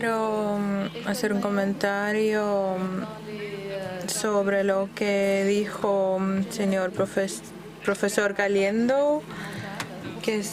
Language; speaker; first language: Spanish; non-native, fluent; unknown